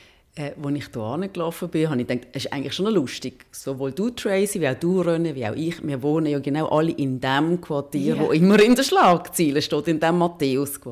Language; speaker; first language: German; native; German